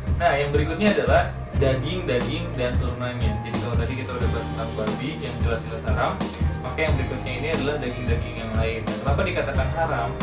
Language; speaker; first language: Indonesian; native; Indonesian